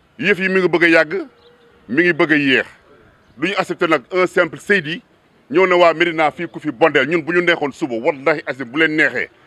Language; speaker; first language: Wolof; native; Wolof